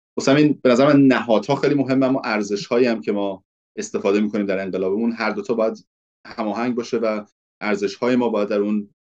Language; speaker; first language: Persian; early bilingual, heritage; Persian